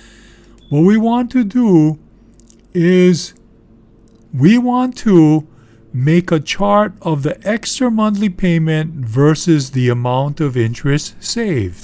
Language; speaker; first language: English; native; English